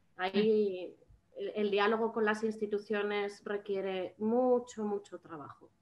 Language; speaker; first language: Spanish; native; Spanish